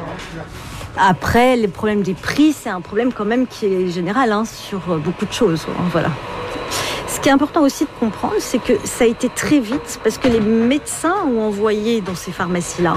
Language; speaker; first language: French; native; French